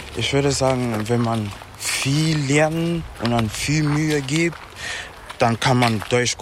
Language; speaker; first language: German; non-native, fluent; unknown